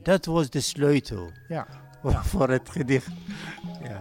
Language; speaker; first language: Dutch; non-native, fluent; Arabic